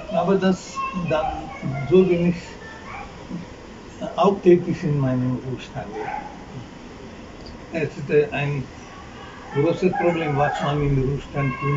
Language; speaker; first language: German; non-native, fluent; Marathi